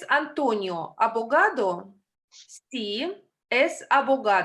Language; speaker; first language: Spanish; non-native, fluent; Russian